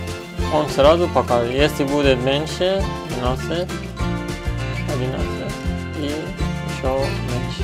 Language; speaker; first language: Russian; non-native, learner; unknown